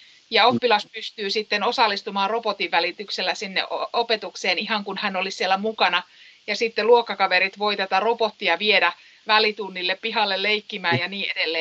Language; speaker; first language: Finnish; native; Finnish